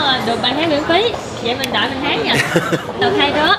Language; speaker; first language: Vietnamese; native; Vietnamese